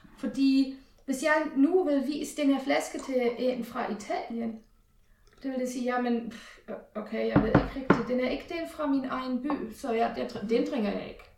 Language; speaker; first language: Danish; non-native, fluent; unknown